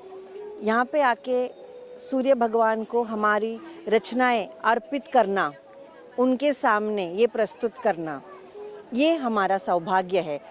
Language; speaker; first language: Hindi; non-native, local second language; Gujarati